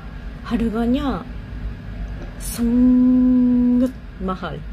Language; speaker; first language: Indonesian; non-native, learner; Japanese